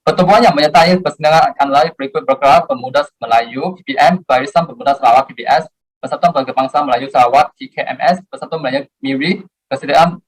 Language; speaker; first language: Malay; non-native, local second language; Chinese